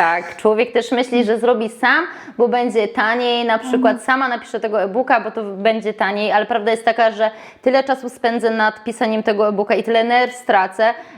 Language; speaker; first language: Polish; native; Polish